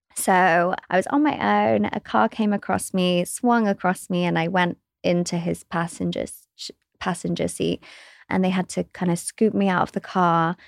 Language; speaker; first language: English; native; English